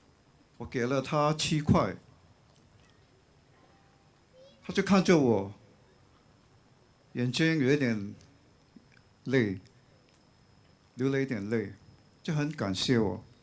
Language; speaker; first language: Chinese; non-native, local second language; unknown